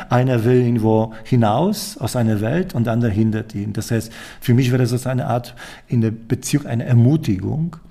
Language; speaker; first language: German; non-native, fluent; Polish